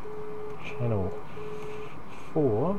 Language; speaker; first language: English; native; English